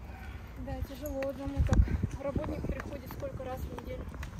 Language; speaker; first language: Russian; native; Russian